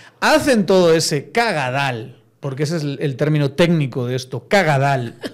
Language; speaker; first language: Spanish; native; Spanish